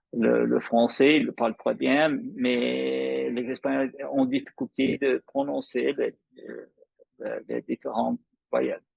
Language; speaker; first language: French; non-native, fluent; English